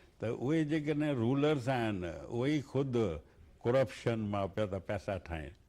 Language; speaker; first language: Sindhi; native; Sindhi